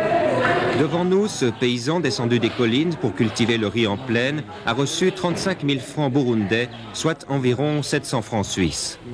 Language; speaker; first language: French; native; French